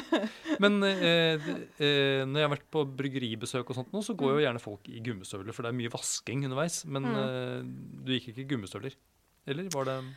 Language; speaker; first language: Norwegian; native; Norwegian